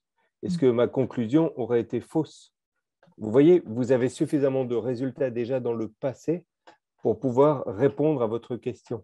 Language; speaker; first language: French; native; French